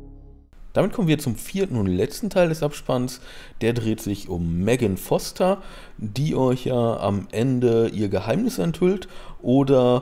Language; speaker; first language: German; native; German